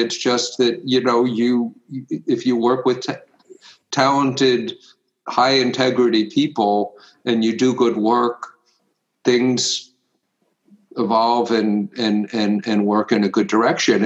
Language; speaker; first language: English; native; English